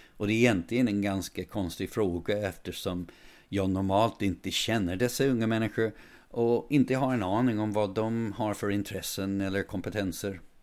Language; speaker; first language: Swedish; non-native, fluent; English